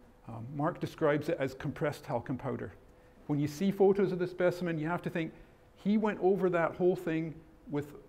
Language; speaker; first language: English; native; English